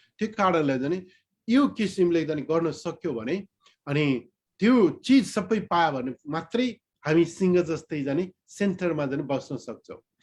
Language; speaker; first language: Nepali; non-native, local second language; Newari